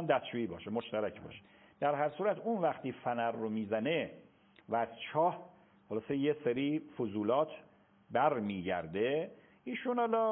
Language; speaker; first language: Persian; native; Persian